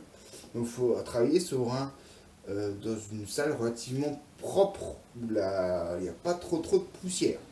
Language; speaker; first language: French; native; French